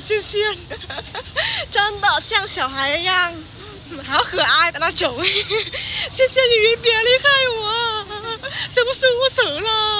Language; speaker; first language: Chinese; non-native, fluent; Vietnamese